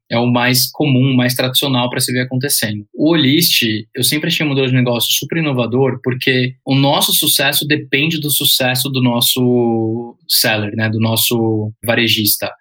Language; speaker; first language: Portuguese; early bilingual, heritage; Portuguese